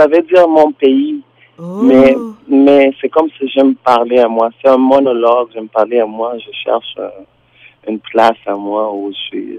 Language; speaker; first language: French; non-native, fluent; Tsonga